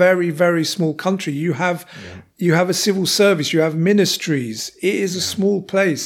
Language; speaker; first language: English; native; English